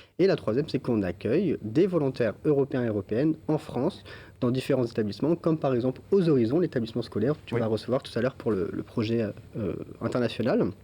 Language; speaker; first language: French; native; French